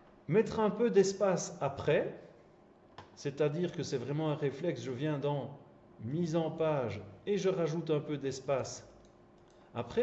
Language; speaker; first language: French; native; French